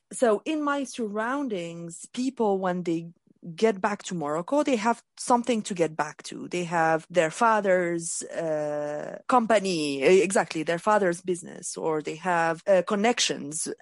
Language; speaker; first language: English; non-native, fluent; Arabic